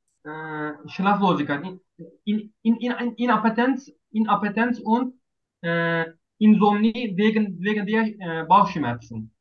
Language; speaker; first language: German; non-native, learner; Turkish